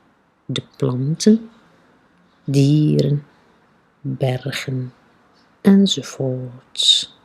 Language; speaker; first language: Dutch; non-native, fluent; Arabic